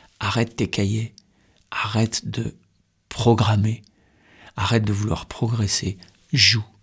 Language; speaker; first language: French; native; French